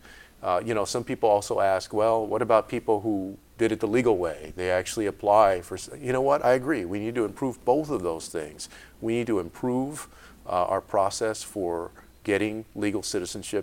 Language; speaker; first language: English; native; English